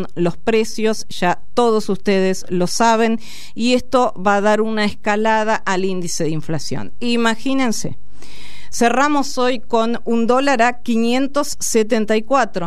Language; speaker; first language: Spanish; native; Spanish